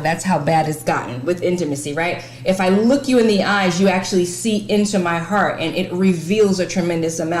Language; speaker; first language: English; native; English